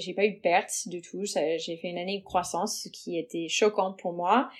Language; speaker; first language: French; non-native, fluent; English